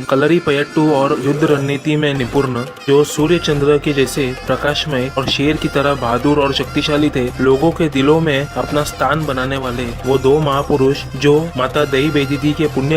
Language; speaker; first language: Hindi; non-native, local second language; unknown